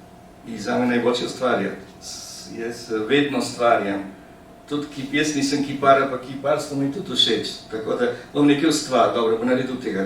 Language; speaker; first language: Slovenian; early bilingual, heritage; Slovenian